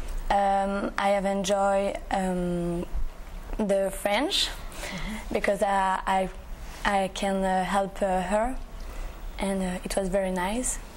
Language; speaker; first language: English; non-native, learner; French